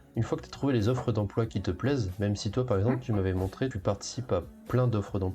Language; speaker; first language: French; native; French